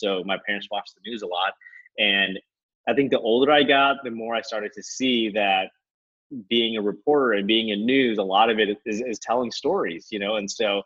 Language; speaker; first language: English; native; English